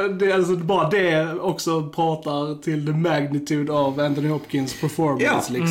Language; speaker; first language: Swedish; native; Swedish